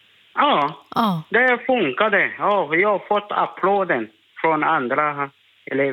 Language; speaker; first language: Swedish; non-native, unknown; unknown